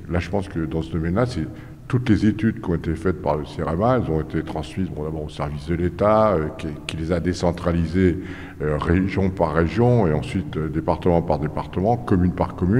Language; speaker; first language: French; native; French